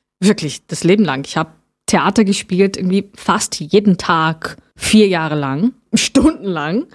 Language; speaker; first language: German; non-native, fluent; Portuguese